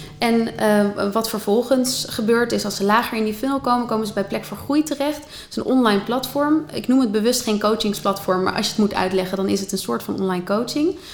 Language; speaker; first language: Dutch; native; Dutch